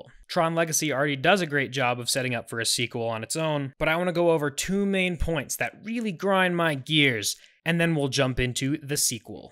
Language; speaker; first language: English; native; English